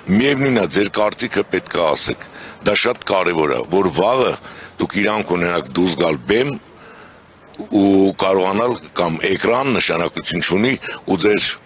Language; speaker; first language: Armenian; native; Armenian